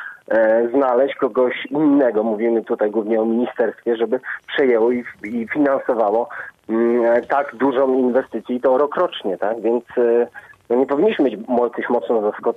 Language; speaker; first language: Polish; native; Polish